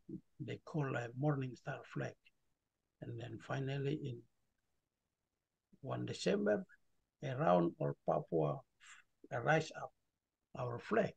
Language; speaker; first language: English; non-native, learner; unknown